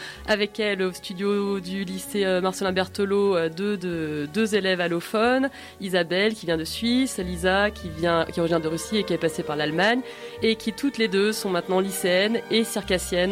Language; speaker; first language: French; native; French